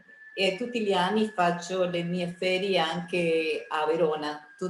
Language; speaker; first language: Italian; early bilingual, heritage; Spanish